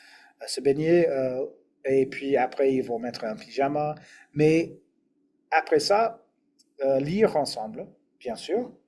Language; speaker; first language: French; non-native, fluent; English